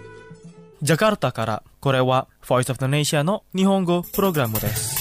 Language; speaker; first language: Japanese; non-native, fluent; Indonesian